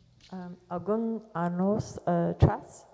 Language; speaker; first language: Portuguese; non-native, learner; English